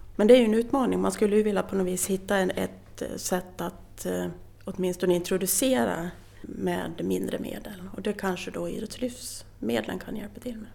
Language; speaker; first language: Swedish; native; Swedish